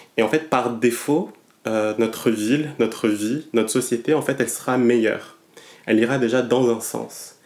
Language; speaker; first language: French; non-native, local second language; Malagasy